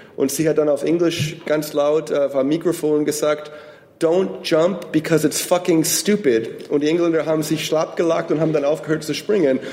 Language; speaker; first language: German; non-native, fluent; English